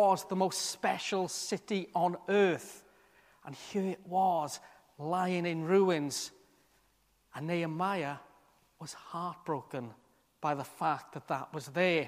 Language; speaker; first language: English; native; English